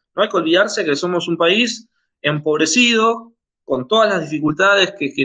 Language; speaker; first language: Spanish; native; Spanish